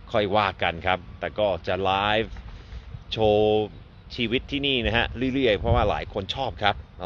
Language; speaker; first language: Thai; non-native, fluent; English